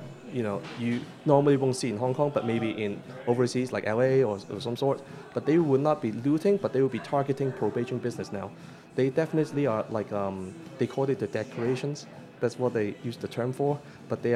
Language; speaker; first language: English; non-native, local second language; Cantonese